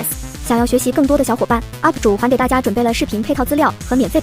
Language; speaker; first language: Chinese; native; Chinese